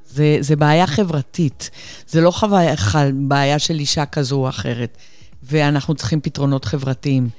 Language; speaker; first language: Hebrew; non-native, fluent; Spanish